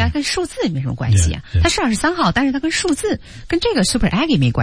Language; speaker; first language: Chinese; native; Chinese